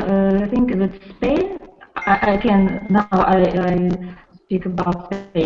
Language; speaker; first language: English; non-native, learner; Russian